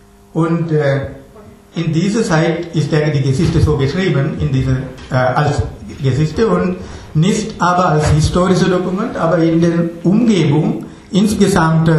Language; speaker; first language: German; non-native, learner; Tamil